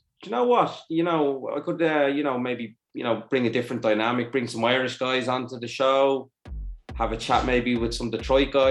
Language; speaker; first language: English; native; English